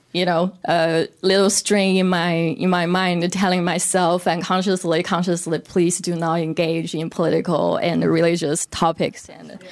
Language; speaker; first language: English; non-native, fluent; Korean